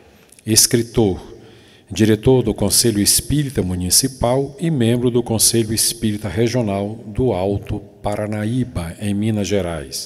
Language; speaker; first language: Portuguese; native; Portuguese